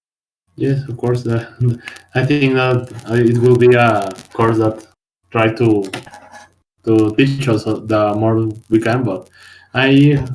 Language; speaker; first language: English; non-native, learner; Spanish